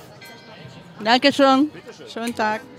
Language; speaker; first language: German; non-native, learner; Ukrainian